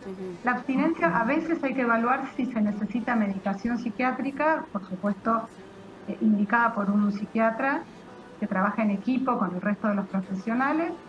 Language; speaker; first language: Spanish; native; Spanish